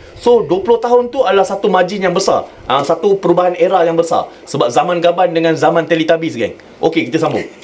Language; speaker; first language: Malay; native; Malay